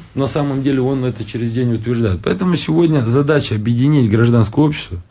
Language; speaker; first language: Russian; non-native, local second language; Romanian